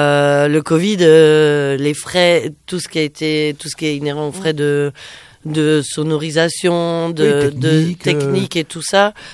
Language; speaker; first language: French; native; French